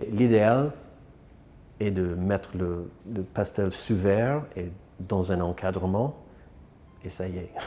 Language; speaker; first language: French; non-native, fluent; English